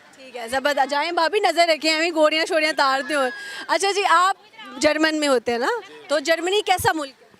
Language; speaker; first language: Urdu; native; Urdu